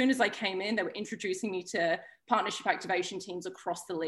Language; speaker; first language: English; native; English